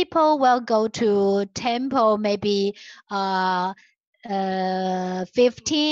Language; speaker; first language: English; non-native, learner; Chinese